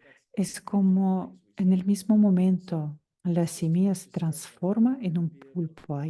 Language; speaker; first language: Spanish; non-native, fluent; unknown